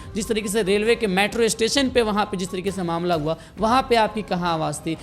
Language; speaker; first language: Hindi; native; Hindi